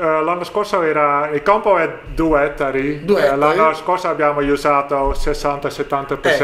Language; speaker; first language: Italian; non-native, learner; Dutch